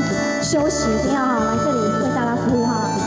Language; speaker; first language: Chinese; native; Chinese